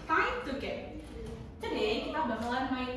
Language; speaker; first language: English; non-native, learner; Indonesian